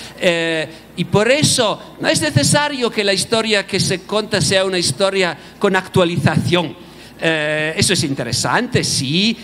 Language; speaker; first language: Spanish; non-native, fluent; Italian